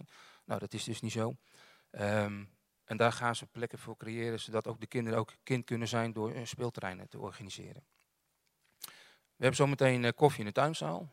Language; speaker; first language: Dutch; native; Dutch